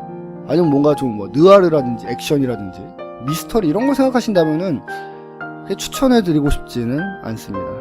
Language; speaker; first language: Korean; native; Korean